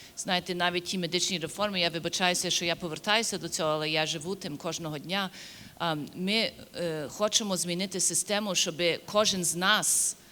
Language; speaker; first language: Ukrainian; early bilingual, heritage; Ukrainian